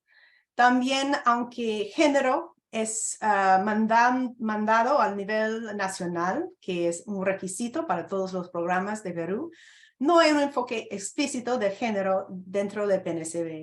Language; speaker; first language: Spanish; non-native, fluent; English